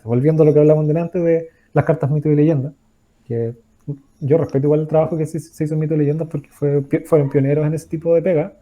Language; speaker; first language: Spanish; native; Spanish